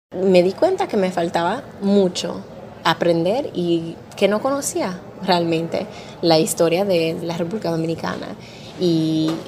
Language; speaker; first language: Spanish; early bilingual, heritage; Spanish